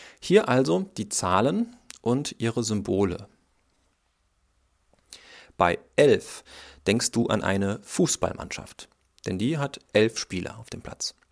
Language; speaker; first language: German; native; German